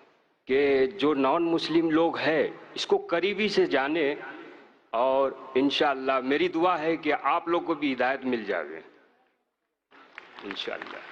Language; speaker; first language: Hindi; non-native, local second language; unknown